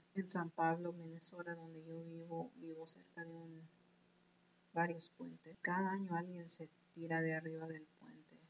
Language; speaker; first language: Spanish; early bilingual, heritage; Spanish